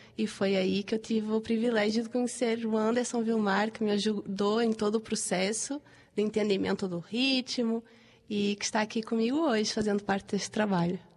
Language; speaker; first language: Portuguese; native; Portuguese